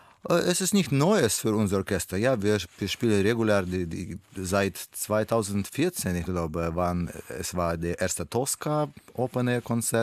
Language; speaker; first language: German; non-native, learner; Russian